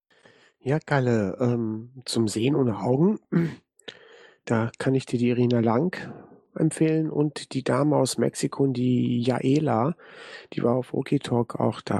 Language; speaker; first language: German; native; German